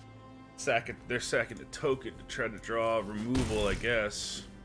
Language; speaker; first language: English; native; English